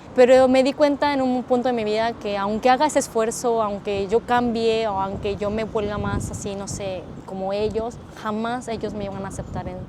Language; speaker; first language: Spanish; native; Spanish